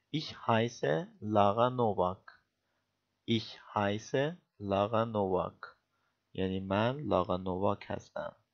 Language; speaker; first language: German; non-native, fluent; Persian